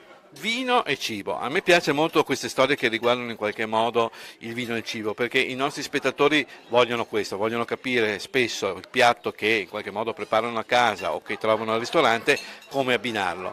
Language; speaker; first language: Italian; native; Italian